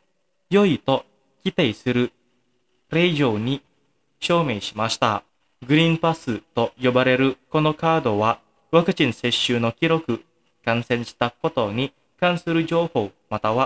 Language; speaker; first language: Japanese; non-native, fluent; Indonesian